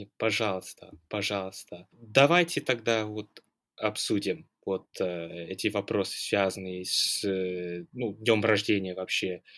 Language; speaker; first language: Russian; non-native, fluent; English